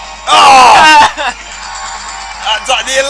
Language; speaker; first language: English; native; English